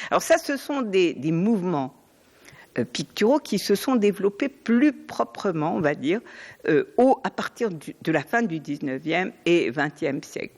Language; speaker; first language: French; non-native, local second language; Arabic